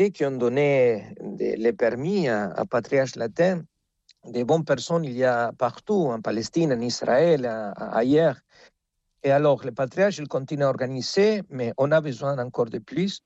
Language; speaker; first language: French; non-native, fluent; Spanish